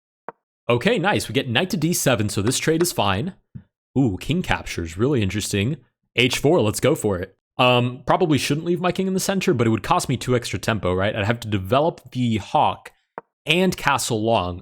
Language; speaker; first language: English; native; English